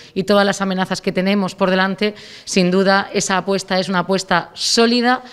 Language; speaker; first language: Spanish; native; Spanish